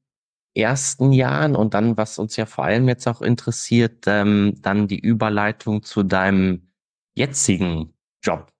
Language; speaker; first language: German; native; German